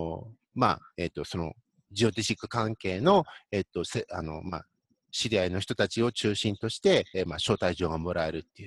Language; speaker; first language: Japanese; native; Japanese